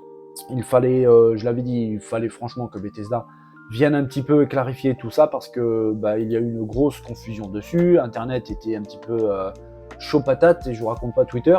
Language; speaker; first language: French; native; French